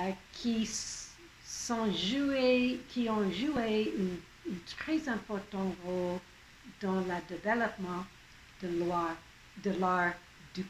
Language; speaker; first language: French; non-native, local second language; English